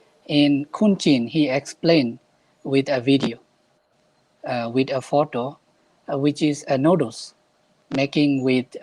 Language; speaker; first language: English; non-native, fluent; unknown